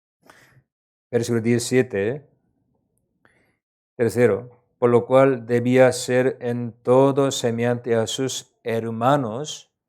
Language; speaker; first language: Spanish; non-native, learner; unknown